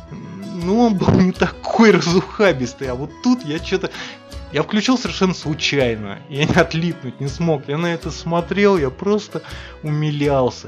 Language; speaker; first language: Russian; native; Russian